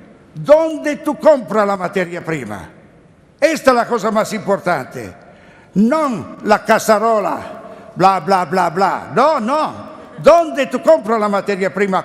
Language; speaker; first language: Spanish; non-native, learner; Italian